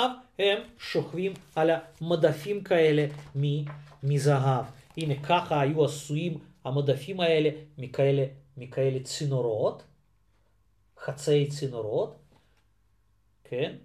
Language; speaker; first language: Hebrew; non-native, fluent; Russian